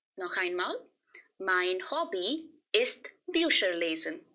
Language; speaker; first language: German; non-native, fluent; Hindi